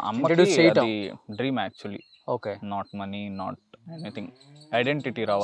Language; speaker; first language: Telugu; non-native, learner; Kannada